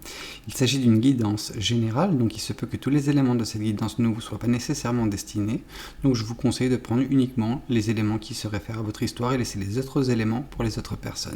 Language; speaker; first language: French; native; French